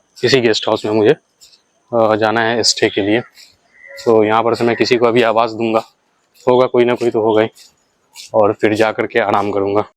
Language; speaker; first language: Hindi; native; Hindi